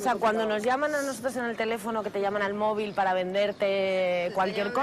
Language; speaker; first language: Spanish; native; Spanish